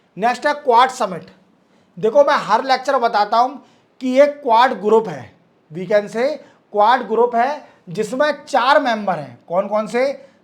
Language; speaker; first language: Hindi; native; Hindi